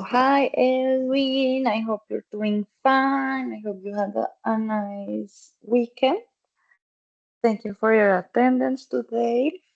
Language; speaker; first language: English; non-native, fluent; Spanish